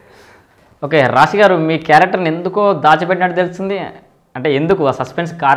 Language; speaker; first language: Telugu; native; Telugu